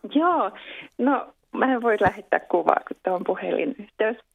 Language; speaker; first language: Finnish; native; Finnish